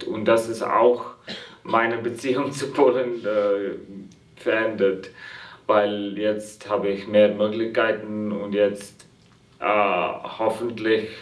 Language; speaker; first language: German; non-native, fluent; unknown